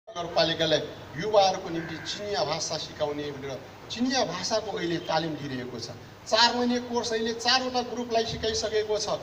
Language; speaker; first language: Nepali; non-native, local second language; Newari